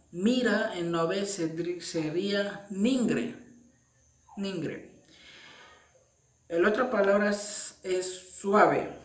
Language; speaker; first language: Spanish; non-native, local second language; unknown